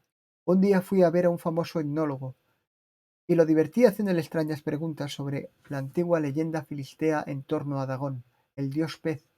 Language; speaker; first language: Spanish; native; Spanish